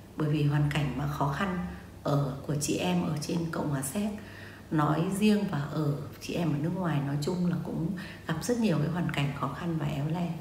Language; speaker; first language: Vietnamese; native; Vietnamese